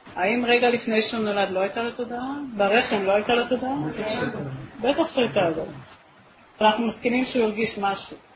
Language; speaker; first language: Hebrew; native; Hebrew